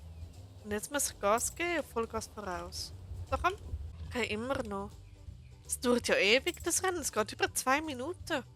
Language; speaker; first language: German; native; German